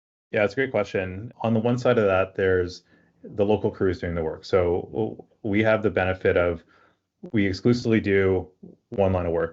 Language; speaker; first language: English; native; English